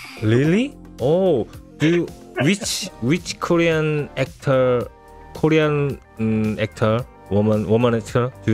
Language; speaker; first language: English; non-native, learner; Korean